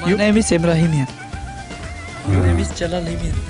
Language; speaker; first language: English; non-native, learner; Turkish